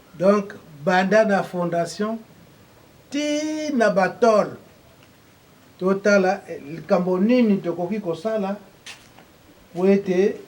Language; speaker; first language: Lingala; non-native, local second language; Kongo